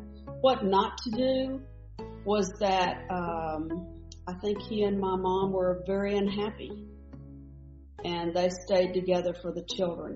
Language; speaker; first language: English; native; English